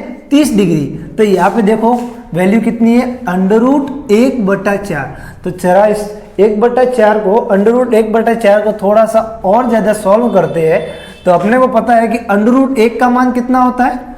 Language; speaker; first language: Hindi; native; Hindi